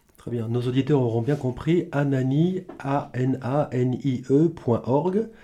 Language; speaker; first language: French; native; French